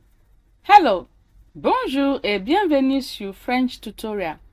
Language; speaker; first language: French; non-native, fluent; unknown